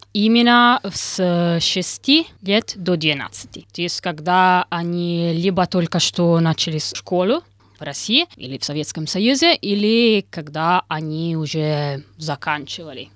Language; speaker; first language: Russian; non-native, fluent; Italian